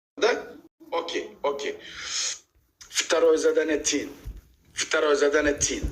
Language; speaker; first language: Russian; non-native, learner; Uzbek